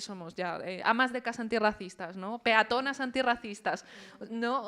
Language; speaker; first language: Spanish; early bilingual, other home language; Chinese